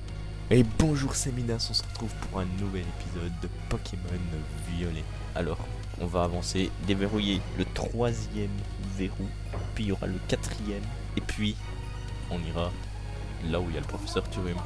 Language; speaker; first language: French; native; French